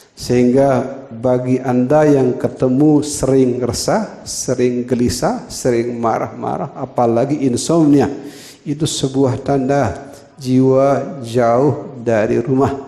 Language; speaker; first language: Indonesian; non-native, local second language; Balinese